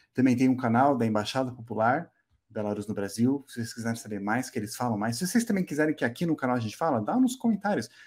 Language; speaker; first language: Portuguese; native; Portuguese